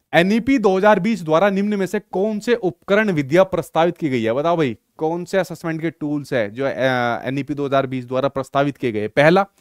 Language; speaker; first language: Hindi; native; Hindi